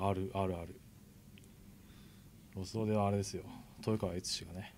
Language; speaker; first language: Japanese; native; Japanese